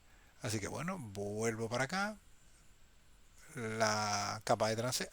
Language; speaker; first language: Spanish; native; Spanish